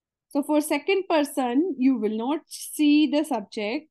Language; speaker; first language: English; non-native, local second language; Hindi